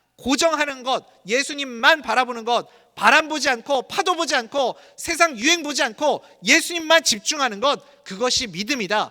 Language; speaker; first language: Korean; native; Korean